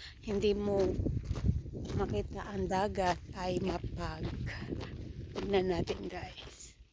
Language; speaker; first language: Filipino; native; Filipino